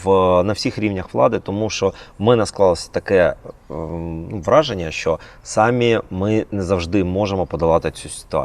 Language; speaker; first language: Ukrainian; native; Ukrainian